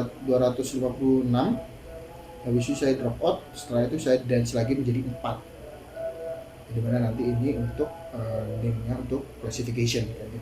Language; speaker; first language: Indonesian; native; Indonesian